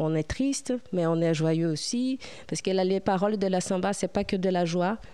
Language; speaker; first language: French; non-native, fluent; Portuguese